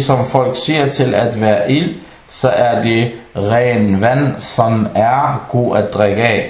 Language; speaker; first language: Danish; early bilingual, other home language; Arabic